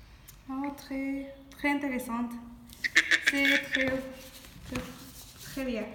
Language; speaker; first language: French; non-native, learner; Spanish